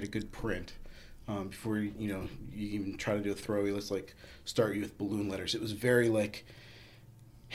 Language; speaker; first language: English; native; English